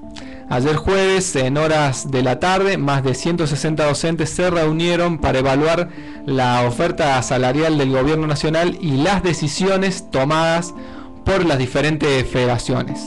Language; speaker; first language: Spanish; native; Spanish